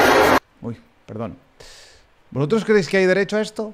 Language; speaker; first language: Spanish; native; Spanish